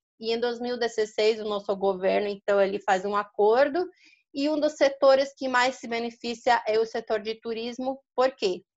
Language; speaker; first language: Portuguese; non-native, fluent; Spanish